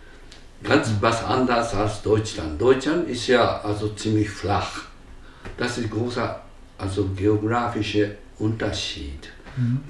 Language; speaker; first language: German; non-native, fluent; Japanese